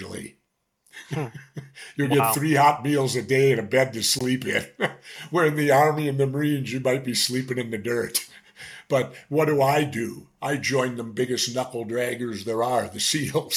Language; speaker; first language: English; native; English